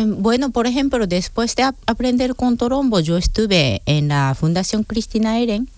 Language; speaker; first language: Spanish; non-native, fluent; Japanese